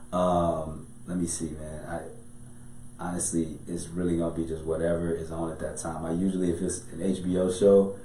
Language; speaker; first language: English; native; English